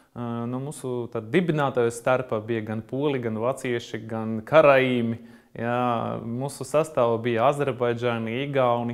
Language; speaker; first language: Latvian; non-native, local second language; Russian